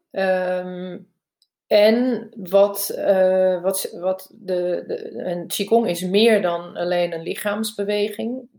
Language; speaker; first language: Dutch; non-native, fluent; German